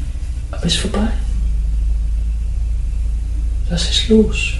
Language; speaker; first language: German; non-native, fluent; Dutch